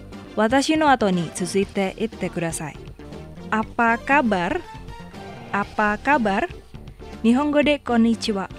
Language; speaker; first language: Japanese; non-native, fluent; Indonesian